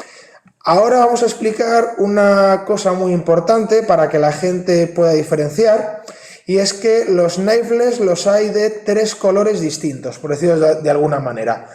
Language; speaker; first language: Spanish; native; Spanish